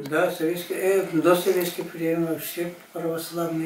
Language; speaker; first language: Russian; non-native, local second language; Yakut